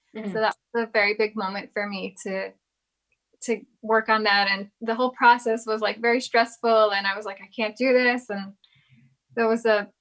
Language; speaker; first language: English; native; English